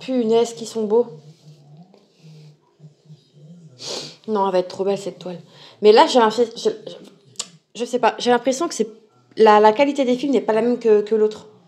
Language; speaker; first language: French; native; French